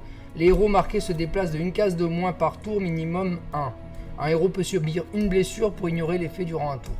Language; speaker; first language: French; native; French